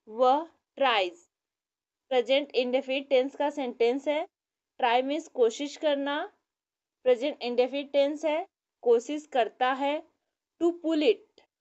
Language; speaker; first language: Hindi; native; Hindi